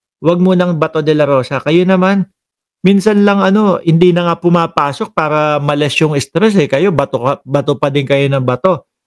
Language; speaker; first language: Filipino; non-native, local second language; Cebuano